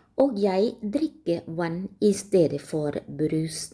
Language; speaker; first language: Norwegian; non-native, learner; Thai